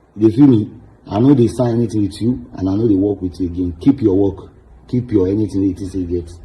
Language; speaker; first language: Nigerian Pidgin; non-native, local second language; Yoruba